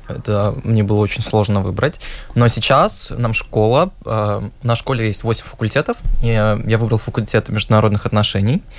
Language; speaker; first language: Russian; native; Russian